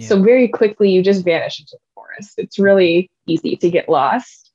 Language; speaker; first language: English; native; English